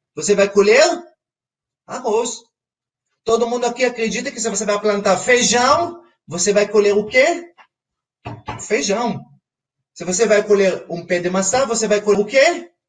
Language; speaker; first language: Portuguese; non-native, fluent; Hebrew